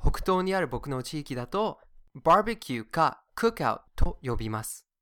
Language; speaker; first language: Japanese; non-native, fluent; English